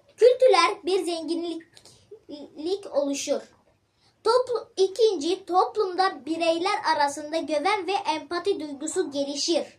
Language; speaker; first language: Turkish; early bilingual, other home language; Arabic